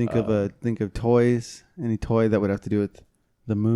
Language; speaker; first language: English; native; English